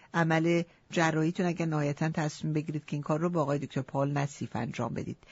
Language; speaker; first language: Persian; native; Persian